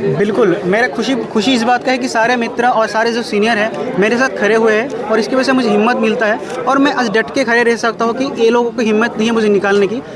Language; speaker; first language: Hindi; non-native, local second language; Assamese